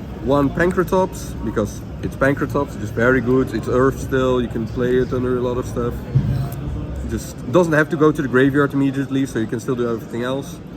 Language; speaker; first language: English; non-native, fluent; Dutch